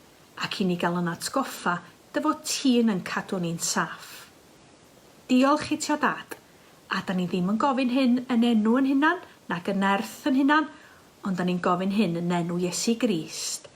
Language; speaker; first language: Welsh; native; Welsh